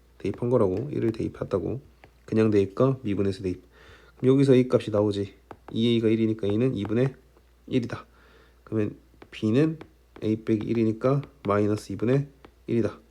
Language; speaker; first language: Korean; native; Korean